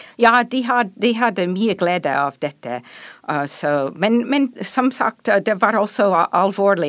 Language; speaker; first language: Norwegian; non-native, fluent; English